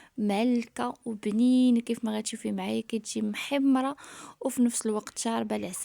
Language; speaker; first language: Arabic; native; Arabic